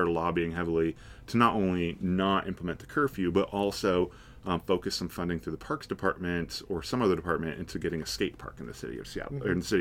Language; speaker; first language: English; native; English